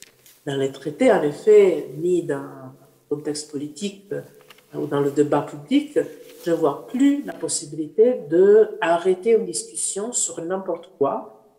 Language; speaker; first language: French; non-native, fluent; Italian